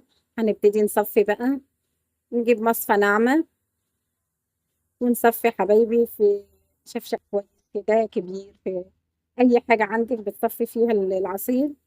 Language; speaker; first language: Arabic; native; Arabic